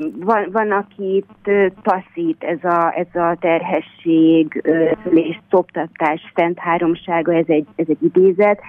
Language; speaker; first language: Hungarian; native; Hungarian